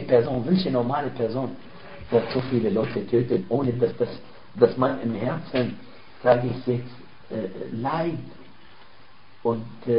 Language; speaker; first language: German; non-native, fluent; Arabic